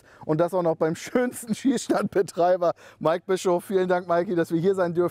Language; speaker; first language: German; native; German